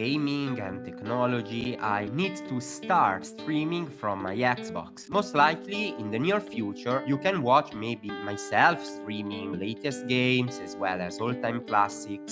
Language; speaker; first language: English; non-native, fluent; Italian